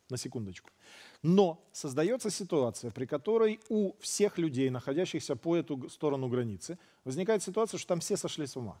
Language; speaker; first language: Russian; native; Russian